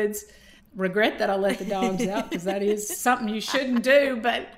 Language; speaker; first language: English; native; English